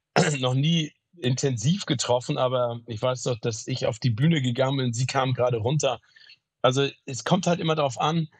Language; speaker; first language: German; native; German